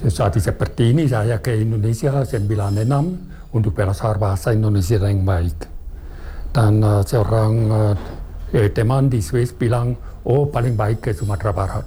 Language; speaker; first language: Indonesian; non-native, fluent; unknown